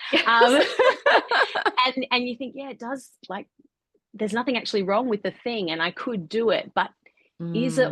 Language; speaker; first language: English; native; English